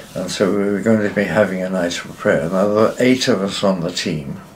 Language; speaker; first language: English; native; English